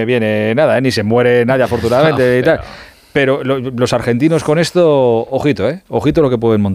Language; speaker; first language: Spanish; native; Spanish